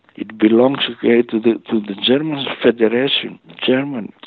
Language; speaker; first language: English; non-native, fluent; Greek